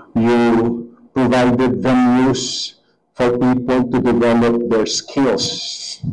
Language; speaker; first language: English; non-native, local second language; Hiligaynon